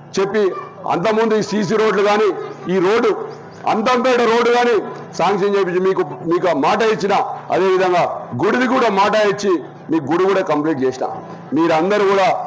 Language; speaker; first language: Telugu; native; Telugu